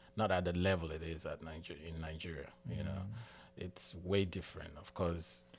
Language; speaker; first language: English; non-native, local second language; Igbo